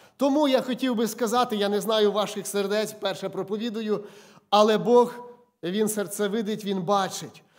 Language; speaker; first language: Ukrainian; native; Ukrainian